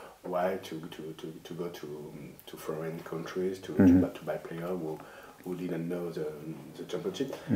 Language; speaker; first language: English; non-native, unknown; French